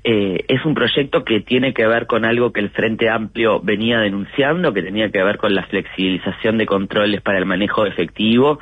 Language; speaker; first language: Spanish; native; Spanish